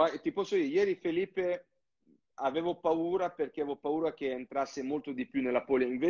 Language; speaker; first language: Italian; non-native, fluent; French